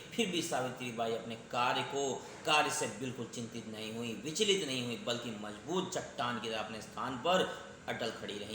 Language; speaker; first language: Hindi; native; Hindi